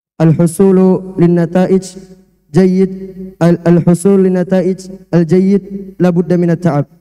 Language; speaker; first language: Arabic; non-native, fluent; Indonesian